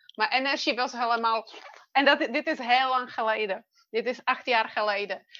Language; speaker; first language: Dutch; non-native, fluent; Czech